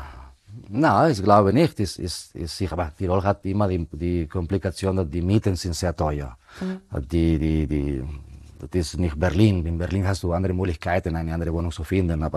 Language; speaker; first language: German; non-native, fluent; Spanish